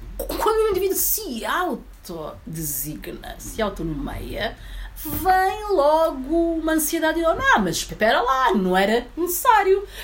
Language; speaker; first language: Portuguese; early bilingual, other home language; Upper Guinea Crioulo